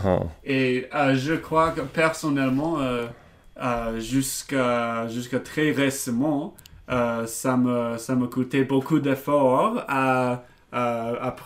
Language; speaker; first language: French; non-native, learner; English